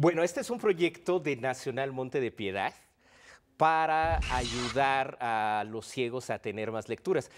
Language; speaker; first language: Spanish; native; Spanish